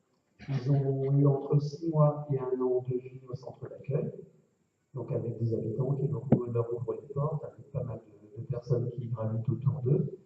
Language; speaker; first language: French; native; French